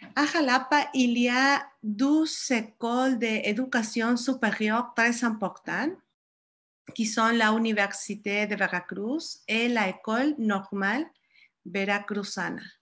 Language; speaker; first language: French; non-native, learner; Spanish